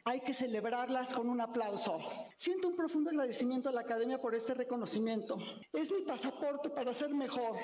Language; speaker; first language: Spanish; native; Spanish